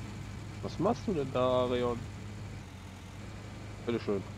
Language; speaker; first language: German; native; German